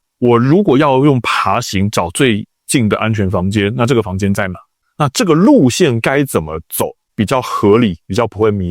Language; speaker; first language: Chinese; native; Chinese